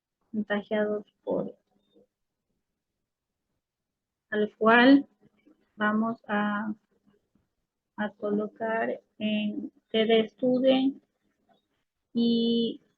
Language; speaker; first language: Spanish; native; Spanish